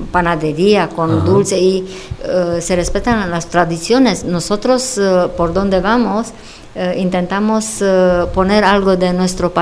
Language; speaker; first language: Spanish; non-native, fluent; Romanian